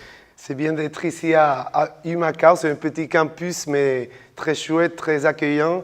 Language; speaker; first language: French; non-native, fluent; Spanish